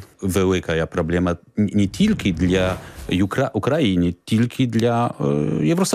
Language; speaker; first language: Ukrainian; non-native, learner; Polish